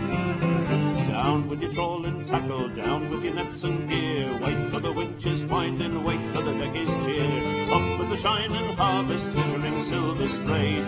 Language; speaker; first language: English; native; English